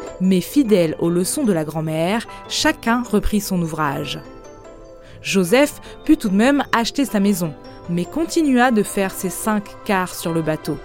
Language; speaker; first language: French; native; French